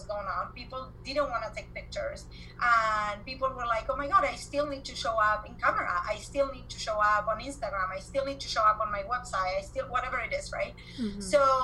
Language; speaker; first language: English; non-native, fluent; Spanish